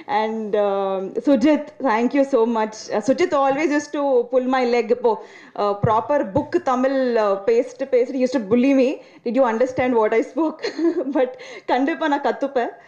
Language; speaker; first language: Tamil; non-native, learner; Telugu